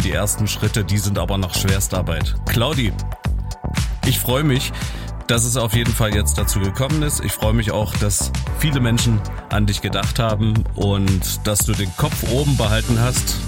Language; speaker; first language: German; native; German